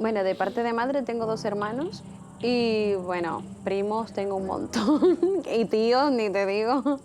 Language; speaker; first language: Spanish; native; Spanish